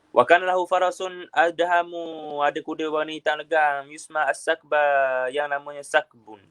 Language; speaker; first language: Malay; native; Malay